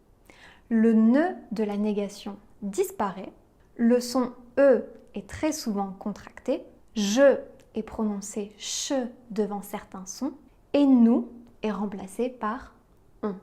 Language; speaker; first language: French; native; French